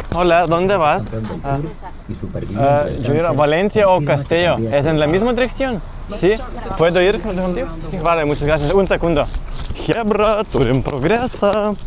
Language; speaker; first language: Spanish; non-native, learner; Lithuanian